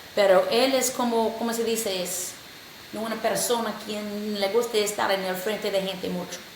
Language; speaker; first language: Spanish; non-native, learner; English